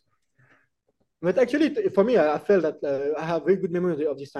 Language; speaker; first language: English; non-native, fluent; French